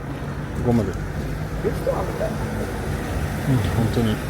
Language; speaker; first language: Japanese; non-native, fluent; French